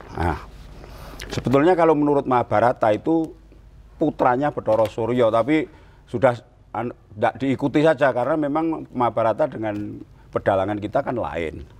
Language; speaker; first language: Indonesian; native; Indonesian